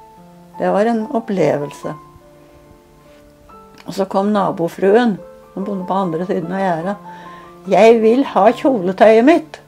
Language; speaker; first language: Norwegian; native; Norwegian